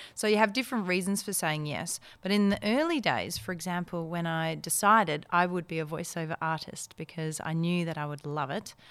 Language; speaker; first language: English; early bilingual, other home language; Dutch